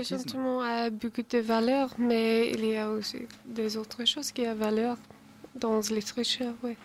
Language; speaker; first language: French; non-native, learner; English